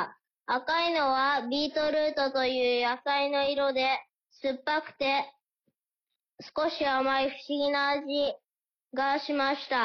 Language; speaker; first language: Japanese; early bilingual, heritage; Japanese